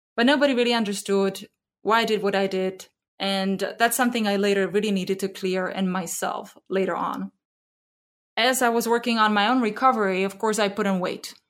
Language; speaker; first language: English; non-native, fluent; Czech